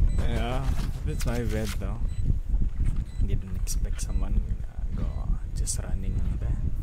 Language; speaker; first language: English; non-native, local second language; Malay